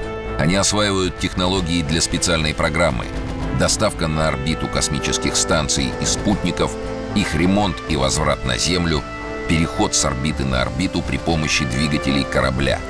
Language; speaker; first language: Russian; native; Russian